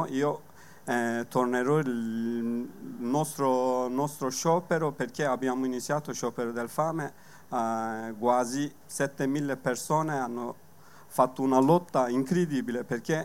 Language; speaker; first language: Italian; non-native, learner; Kurdish